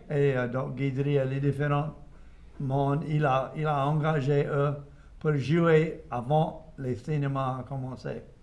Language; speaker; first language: French; non-native, local second language; English